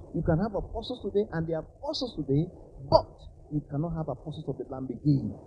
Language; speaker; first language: English; non-native, local second language; Yoruba